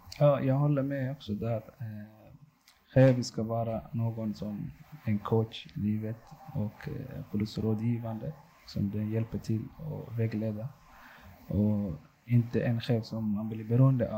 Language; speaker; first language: Swedish; non-native, local second language; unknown